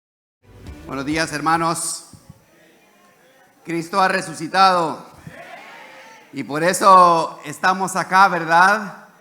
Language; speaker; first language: Spanish; native; Spanish